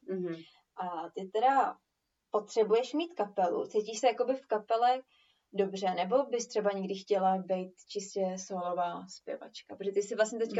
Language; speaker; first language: Czech; native; Czech